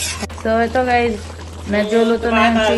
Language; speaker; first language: Filipino; early bilingual, other home language; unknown